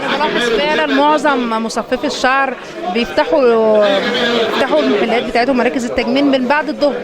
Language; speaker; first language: Arabic; native; Arabic